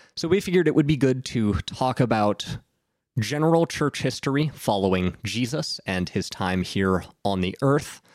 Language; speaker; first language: English; native; English